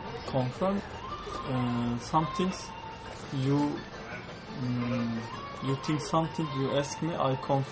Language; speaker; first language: English; non-native, learner; Turkish